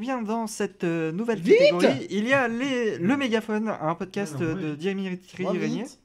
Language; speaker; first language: French; native; French